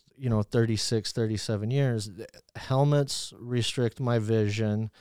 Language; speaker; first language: English; native; English